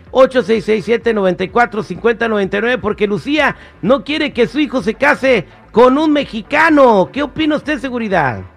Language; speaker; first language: Spanish; early bilingual, heritage; Spanish